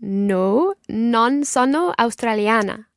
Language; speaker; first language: Italian; non-native, learner; English